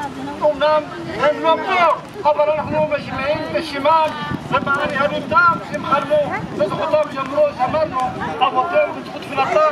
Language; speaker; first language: Hebrew; non-native, fluent; Amharic